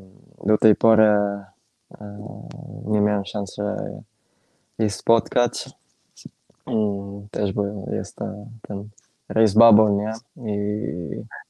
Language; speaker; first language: Polish; non-native, fluent; Italian